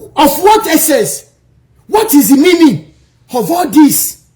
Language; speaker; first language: English; non-native, local second language; Yoruba